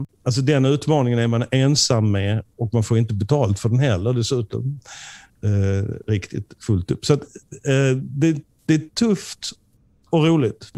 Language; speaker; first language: Swedish; native; Swedish